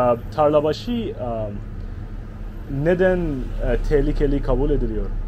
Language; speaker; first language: Turkish; non-native, learner; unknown